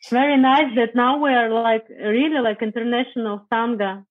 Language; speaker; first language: English; non-native, fluent; Russian